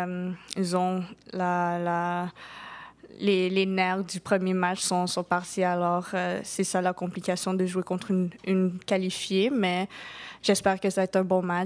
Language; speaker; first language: French; non-native, local second language; English